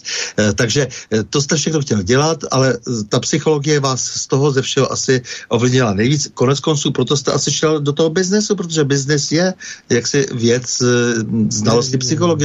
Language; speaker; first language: Czech; native; Czech